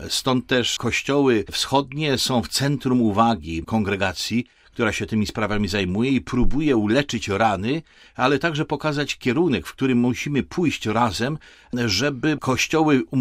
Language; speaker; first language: Polish; native; Polish